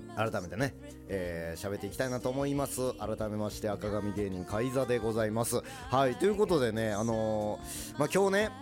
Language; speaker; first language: Japanese; early bilingual, other home language; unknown